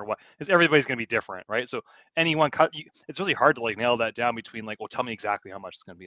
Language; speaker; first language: English; native; English